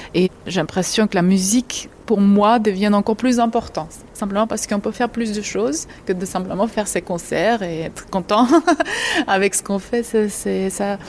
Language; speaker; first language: French; non-native, fluent; Georgian